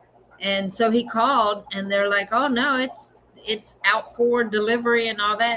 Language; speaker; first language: English; native; English